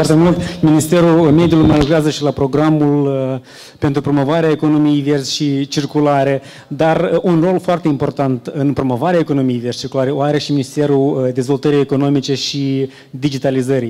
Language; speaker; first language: Romanian; native; Romanian